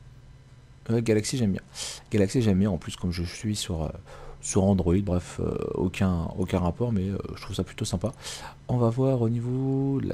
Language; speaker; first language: French; native; French